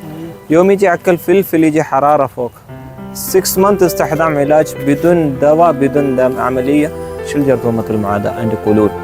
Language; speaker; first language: Arabic; non-native, learner; Malayalam